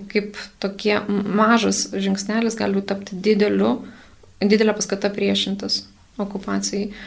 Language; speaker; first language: Lithuanian; native; Lithuanian